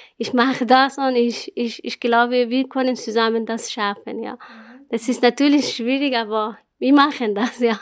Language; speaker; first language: German; non-native, learner; Persian